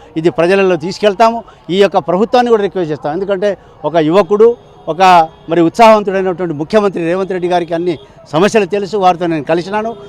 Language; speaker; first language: Telugu; non-native, local second language; Lambadi